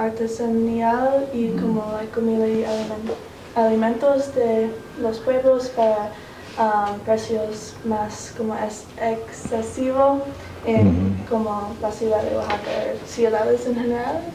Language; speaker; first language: Spanish; non-native, learner; English